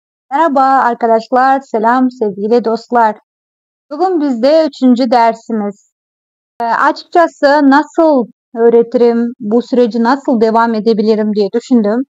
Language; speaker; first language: Turkish; non-native, fluent; Kazakh